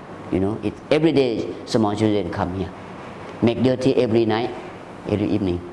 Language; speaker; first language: English; non-native, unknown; Thai